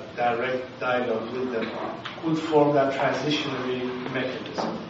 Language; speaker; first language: English; non-native, fluent; Persian